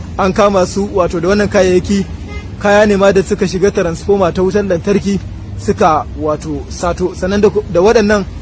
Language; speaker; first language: Hausa; native; Hausa